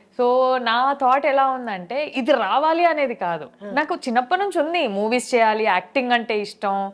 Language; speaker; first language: Telugu; native; Telugu